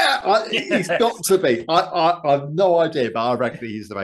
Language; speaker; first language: English; native; English